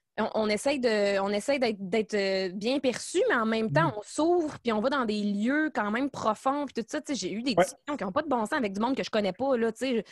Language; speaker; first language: French; native; French